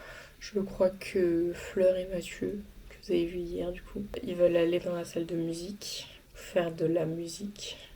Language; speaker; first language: French; native; French